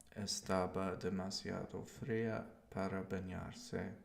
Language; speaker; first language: Spanish; non-native, learner; English